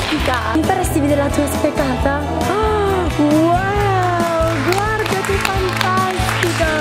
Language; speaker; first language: Italian; native; Italian